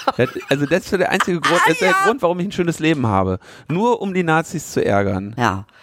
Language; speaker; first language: German; native; German